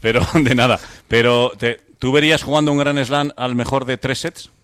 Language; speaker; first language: Spanish; native; Spanish